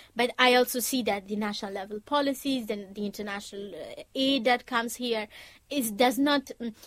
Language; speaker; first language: English; non-native, fluent; Persian